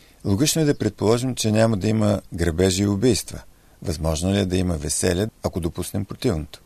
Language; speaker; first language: Bulgarian; native; Bulgarian